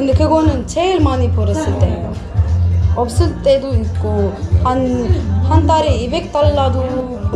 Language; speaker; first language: Korean; non-native, fluent; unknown